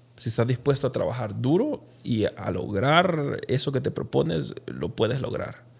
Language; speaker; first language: Spanish; native; Spanish